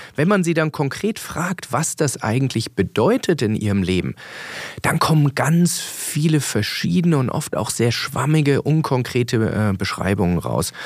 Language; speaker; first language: German; early bilingual, other home language; Danish